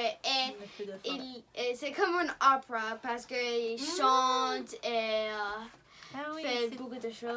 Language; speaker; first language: French; non-native, local second language; English